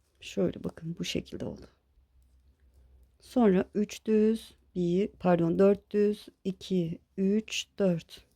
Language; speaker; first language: Turkish; native; Turkish